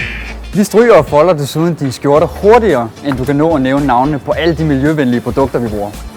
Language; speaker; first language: Danish; native; Danish